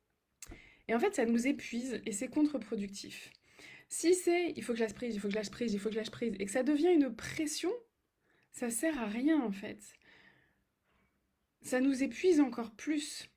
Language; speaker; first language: French; native; French